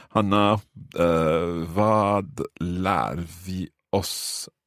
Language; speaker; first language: Swedish; non-native, learner; English